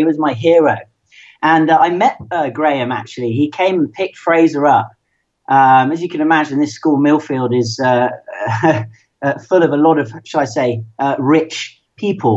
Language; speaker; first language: English; native; English